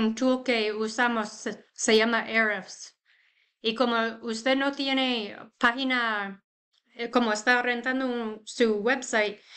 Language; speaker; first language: Spanish; non-native, learner; English